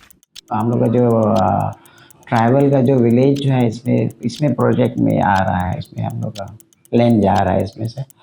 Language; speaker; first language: Hindi; non-native, local second language; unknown